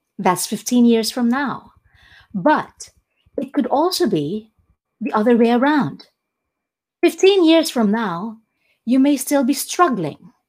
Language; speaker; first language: English; non-native, local second language; Cebuano